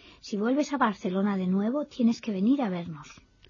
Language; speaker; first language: Spanish; native; Spanish